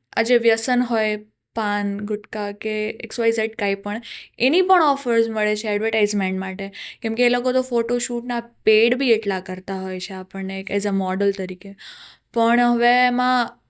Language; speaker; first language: Gujarati; native; Gujarati